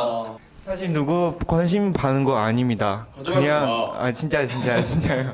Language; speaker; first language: Korean; non-native, fluent; Chinese